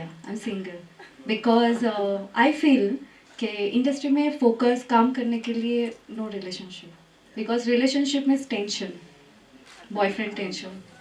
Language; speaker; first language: Hindi; non-native, learner; Bangla